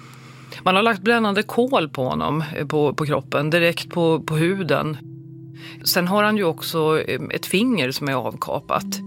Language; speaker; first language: Swedish; native; Swedish